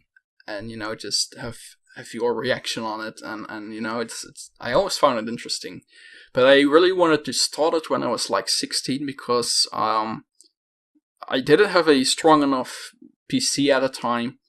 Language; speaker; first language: English; non-native, fluent; Dutch